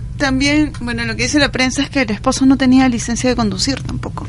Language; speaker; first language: Spanish; native; Spanish